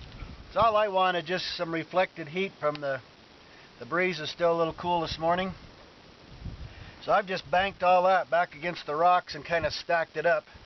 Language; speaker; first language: English; native; English